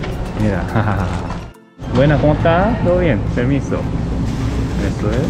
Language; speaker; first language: Spanish; non-native, learner; Japanese